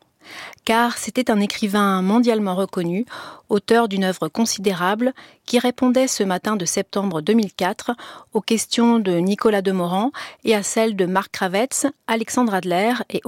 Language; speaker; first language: French; native; French